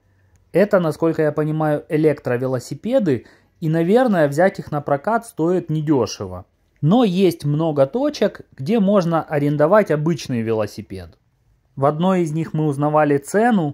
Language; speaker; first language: Russian; native; Russian